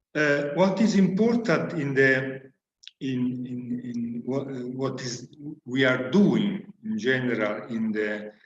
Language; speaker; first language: English; non-native, learner; Italian